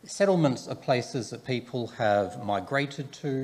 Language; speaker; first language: English; native; English